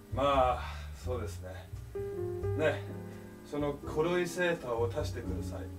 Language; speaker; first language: Japanese; non-native, learner; English